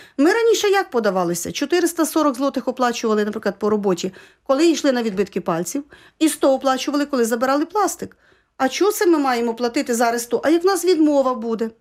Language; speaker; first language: Ukrainian; native; Ukrainian